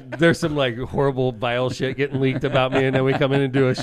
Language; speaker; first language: English; native; English